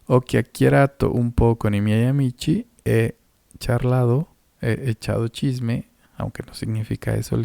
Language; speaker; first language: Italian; non-native, fluent; Spanish